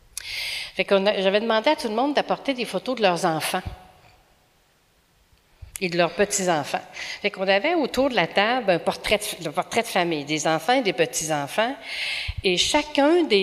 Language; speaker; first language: French; native; French